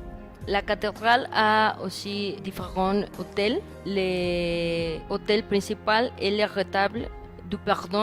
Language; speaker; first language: French; non-native, learner; Spanish